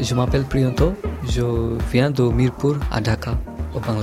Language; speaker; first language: French; non-native, fluent; Bangla